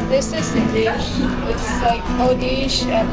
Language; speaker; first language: English; non-native, learner; Chinese